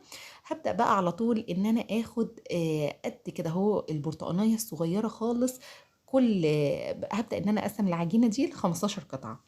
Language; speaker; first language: Arabic; native; Arabic